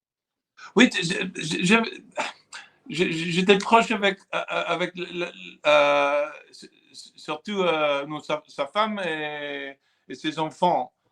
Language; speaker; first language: French; non-native, fluent; English